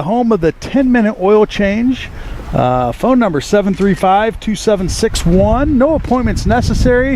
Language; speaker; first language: English; native; English